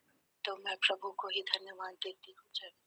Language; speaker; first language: Hindi; native; Hindi